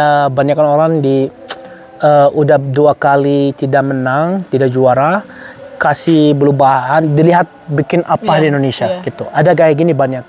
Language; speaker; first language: Indonesian; non-native, fluent; Arabic